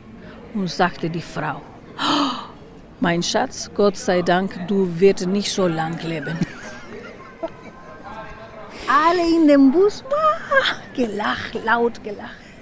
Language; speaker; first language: German; non-native, learner; Spanish